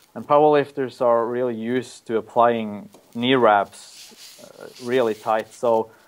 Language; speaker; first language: English; non-native, fluent; Norwegian